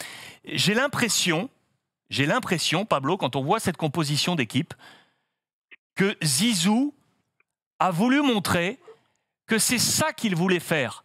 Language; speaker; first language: French; native; French